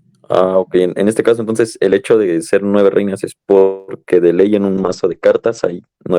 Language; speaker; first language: Spanish; native; Spanish